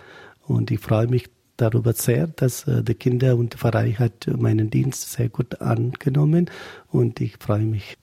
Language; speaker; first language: German; non-native, learner; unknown